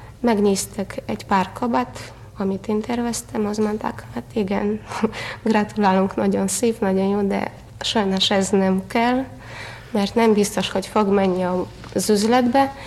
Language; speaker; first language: Hungarian; non-native, learner; Russian